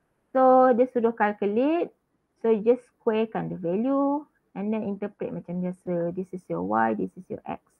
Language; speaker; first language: English; non-native, local second language; Malay